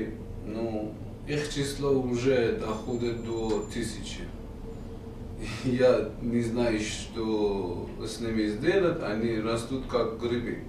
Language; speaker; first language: Russian; non-native, fluent; Persian